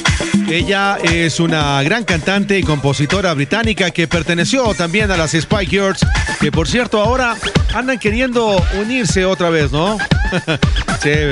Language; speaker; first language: Spanish; native; Spanish